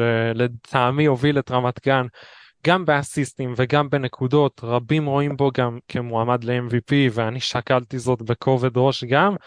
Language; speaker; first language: Hebrew; native; Hebrew